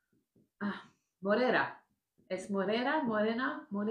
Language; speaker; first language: Spanish; non-native, learner; French